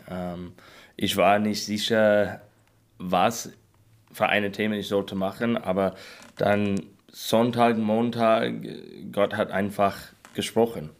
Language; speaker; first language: German; non-native, learner; English